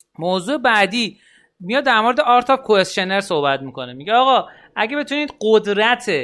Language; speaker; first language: Persian; native; Persian